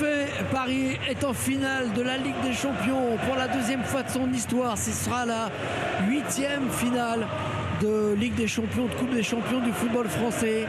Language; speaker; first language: French; native; French